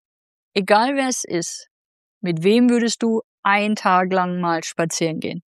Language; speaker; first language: German; native; German